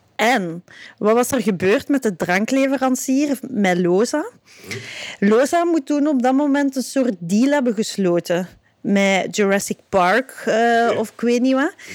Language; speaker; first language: Dutch; native; Dutch